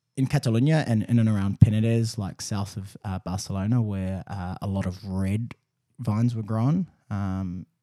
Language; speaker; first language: English; native; English